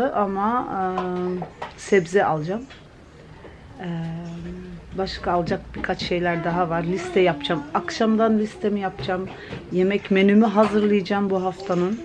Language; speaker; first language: Turkish; early bilingual, other home language; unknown